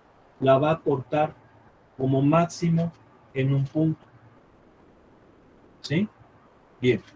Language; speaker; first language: Spanish; native; Spanish